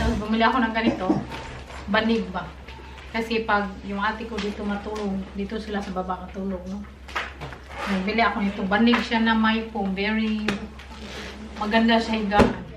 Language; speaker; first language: Filipino; non-native, local second language; Cebuano